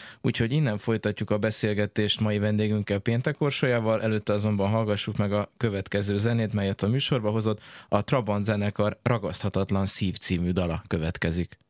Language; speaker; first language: Hungarian; native; Hungarian